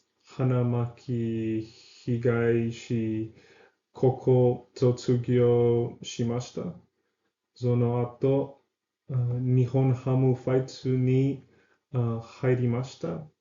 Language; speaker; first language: Japanese; non-native, learner; English